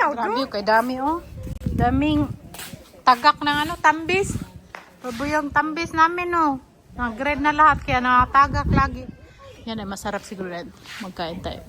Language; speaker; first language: Filipino; non-native, local second language; Cebuano